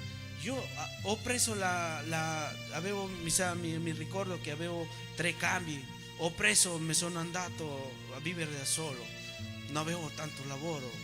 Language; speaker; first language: Italian; non-native, fluent; Spanish